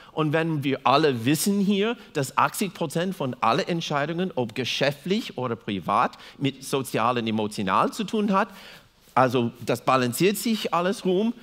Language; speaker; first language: German; non-native, fluent; English